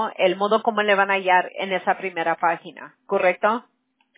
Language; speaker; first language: Spanish; early bilingual, heritage; Spanish